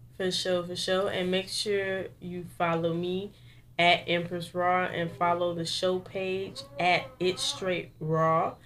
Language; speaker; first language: English; native; English